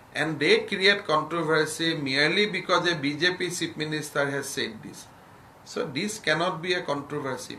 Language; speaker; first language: English; non-native, local second language; Assamese